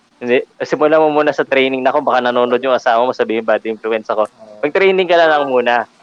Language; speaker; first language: Filipino; native; Filipino